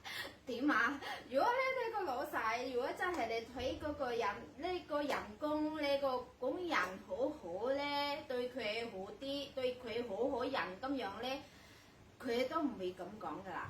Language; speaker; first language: Cantonese; non-native, fluent; Indonesian